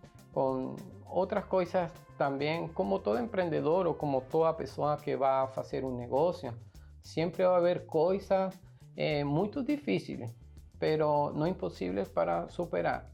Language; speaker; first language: Portuguese; non-native, learner; Spanish